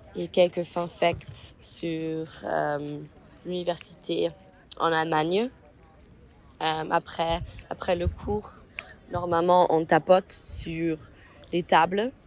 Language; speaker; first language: French; non-native, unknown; German